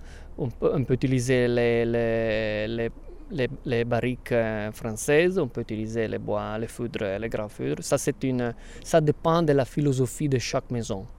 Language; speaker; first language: French; non-native, fluent; Italian